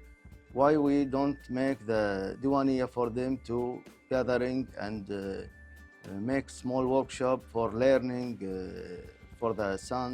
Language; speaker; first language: English; non-native, local second language; Arabic